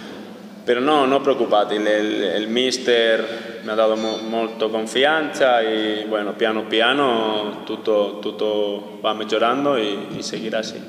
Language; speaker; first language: Italian; non-native, learner; Spanish